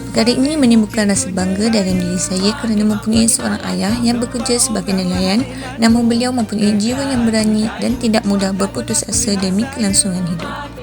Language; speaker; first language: Malay; native; Malay